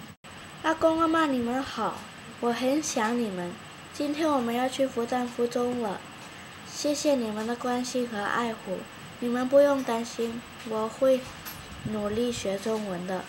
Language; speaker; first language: Chinese; non-native, learner; Thai